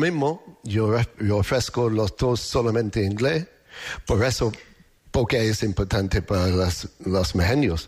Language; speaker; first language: Spanish; non-native, learner; English